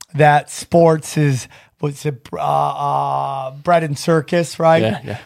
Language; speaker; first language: English; native; English